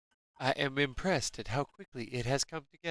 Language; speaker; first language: English; native; English